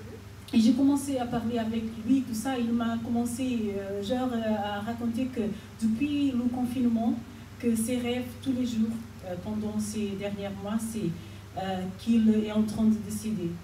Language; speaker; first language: French; non-native, fluent; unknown